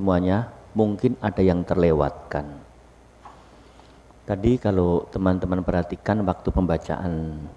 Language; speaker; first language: Indonesian; native; Indonesian